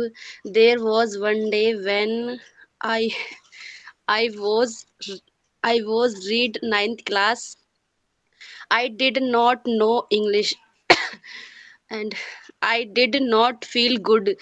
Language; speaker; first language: English; non-native, learner; Hindi